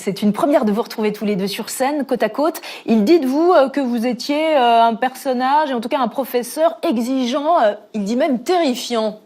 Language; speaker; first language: French; native; French